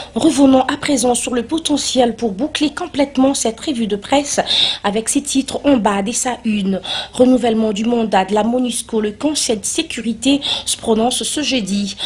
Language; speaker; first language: French; non-native, local second language; Lingala